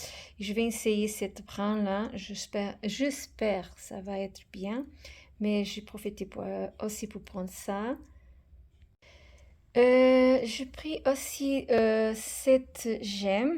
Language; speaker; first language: French; non-native, fluent; Portuguese